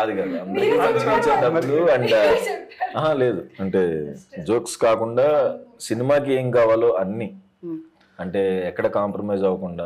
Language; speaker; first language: Telugu; native; Telugu